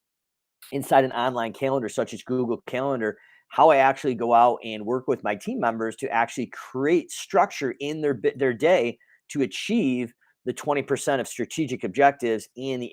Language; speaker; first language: English; native; English